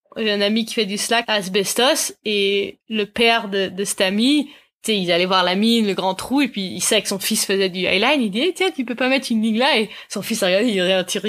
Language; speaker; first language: French; native; French